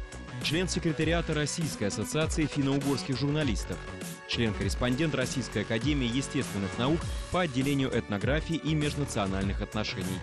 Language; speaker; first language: Russian; native; Russian